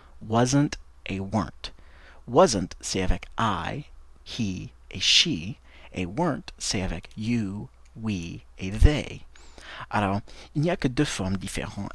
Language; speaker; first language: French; non-native, fluent; English